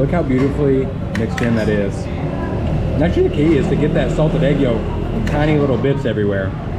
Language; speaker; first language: English; native; English